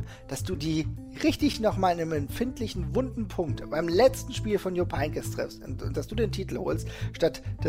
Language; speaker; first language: German; native; German